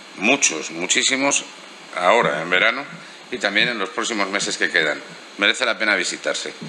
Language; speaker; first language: Spanish; native; Spanish